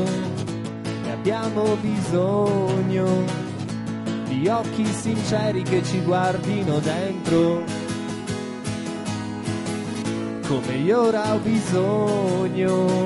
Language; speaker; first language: Italian; native; Italian